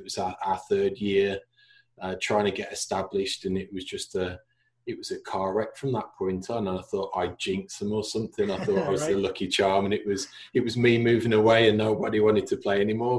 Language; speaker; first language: English; native; English